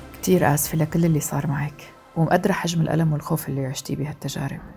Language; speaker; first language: Arabic; native; Arabic